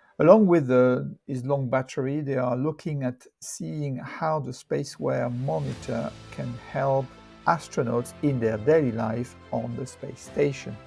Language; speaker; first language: English; non-native, fluent; French